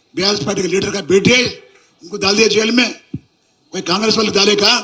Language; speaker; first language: Hindi; non-native, local second language; Telugu